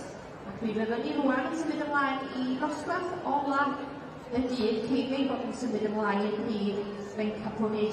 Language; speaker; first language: Welsh; native; Welsh